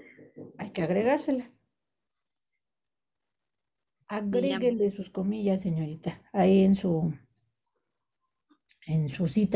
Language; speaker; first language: Spanish; native; Spanish